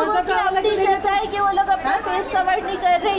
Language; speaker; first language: Hindi; native; Hindi